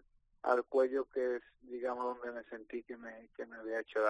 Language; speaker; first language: Spanish; native; Spanish